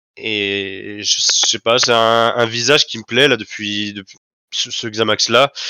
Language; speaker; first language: French; native; French